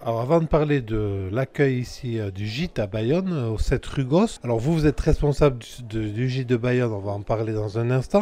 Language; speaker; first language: French; native; French